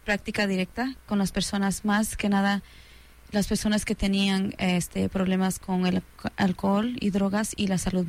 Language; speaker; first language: Spanish; early bilingual, heritage; Spanish